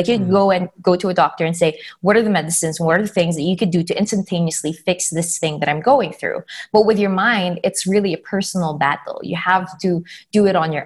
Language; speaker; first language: English; non-native, local second language; Filipino